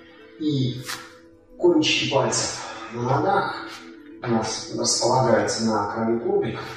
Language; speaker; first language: Russian; native; Russian